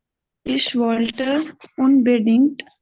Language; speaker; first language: German; non-native, learner; Hindi